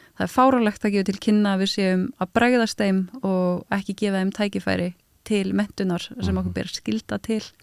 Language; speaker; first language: Icelandic; early bilingual, other home language; French